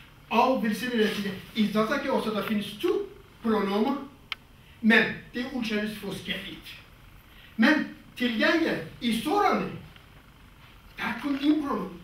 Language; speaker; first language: Danish; non-native, fluent; Kurdish